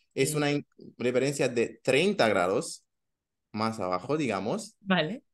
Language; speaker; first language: Spanish; non-native, fluent; Romanian